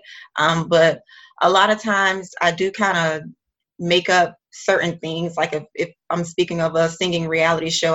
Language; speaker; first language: English; native; English